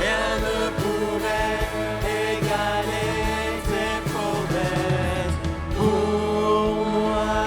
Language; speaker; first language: French; native; French